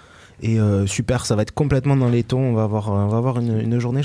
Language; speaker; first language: French; native; French